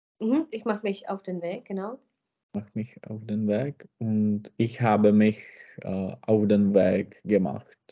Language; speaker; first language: German; non-native, learner; Czech